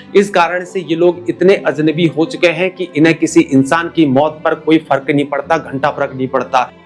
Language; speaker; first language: Hindi; native; Hindi